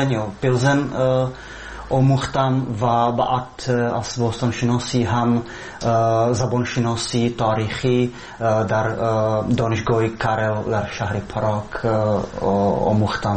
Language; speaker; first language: Persian; non-native, fluent; Czech